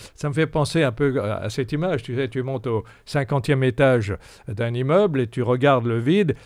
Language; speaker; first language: French; native; French